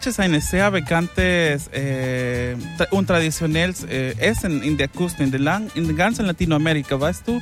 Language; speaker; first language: German; non-native, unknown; Spanish